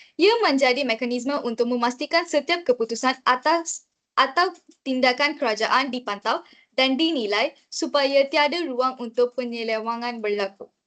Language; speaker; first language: Malay; non-native, local second language; Tamil